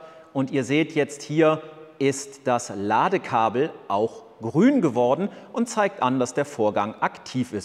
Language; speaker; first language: German; native; German